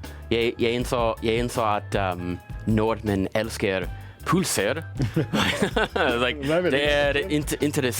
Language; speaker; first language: Norwegian; non-native, learner; English